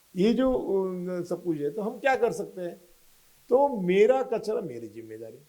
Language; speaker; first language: Hindi; non-native, local second language; Marathi